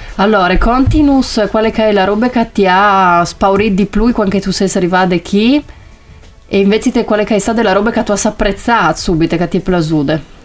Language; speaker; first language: Italian; native; Italian